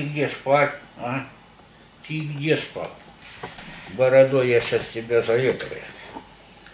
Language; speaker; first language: Russian; native; Russian